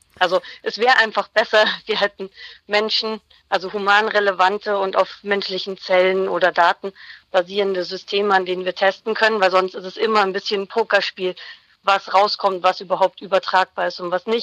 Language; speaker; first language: German; native; German